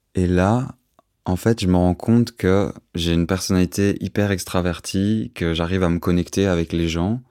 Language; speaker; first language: French; native; French